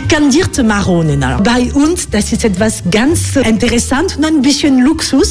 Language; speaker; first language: German; non-native, fluent; French